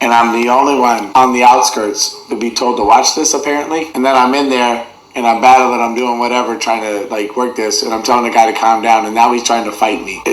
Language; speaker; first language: English; native; English